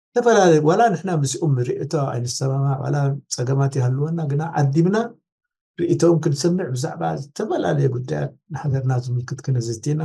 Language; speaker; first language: Tigrinya; non-native, local second language; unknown